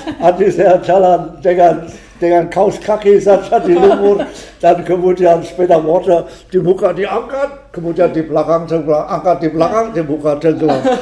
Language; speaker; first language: Indonesian; non-native, fluent; German